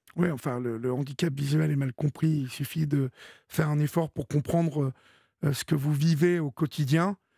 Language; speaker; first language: French; native; French